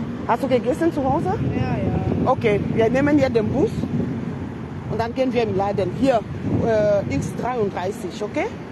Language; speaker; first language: German; non-native, fluent; French